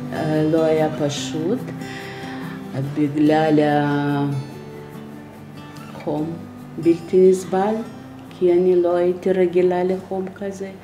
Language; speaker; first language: Hebrew; non-native, fluent; Russian